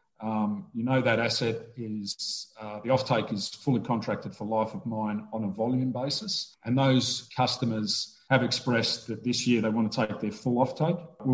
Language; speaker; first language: English; native; English